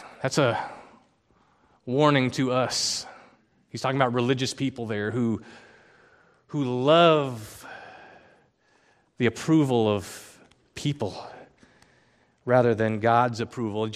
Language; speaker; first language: English; native; English